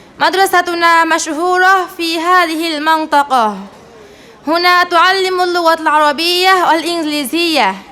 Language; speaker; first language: Arabic; non-native, learner; Bangla